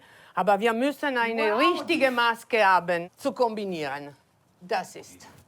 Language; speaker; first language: German; non-native, learner; Italian